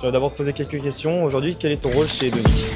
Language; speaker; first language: French; native; French